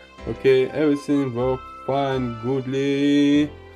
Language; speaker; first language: English; non-native, learner; Russian